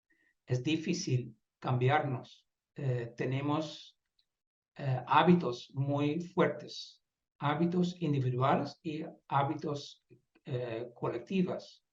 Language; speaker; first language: Spanish; non-native, fluent; Dutch